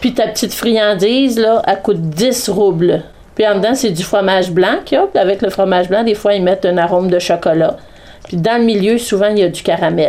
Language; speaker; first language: French; native; French